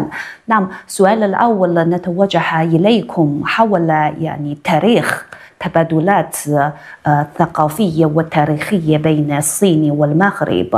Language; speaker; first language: Arabic; non-native, fluent; Chinese